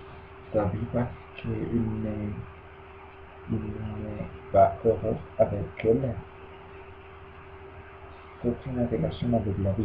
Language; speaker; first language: French; non-native, learner; Spanish